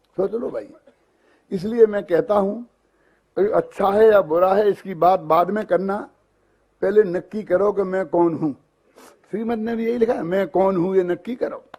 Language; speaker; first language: Hindi; native; Hindi